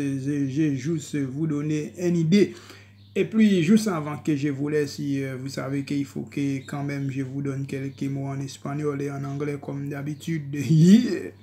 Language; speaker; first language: French; non-native, local second language; Haitian Creole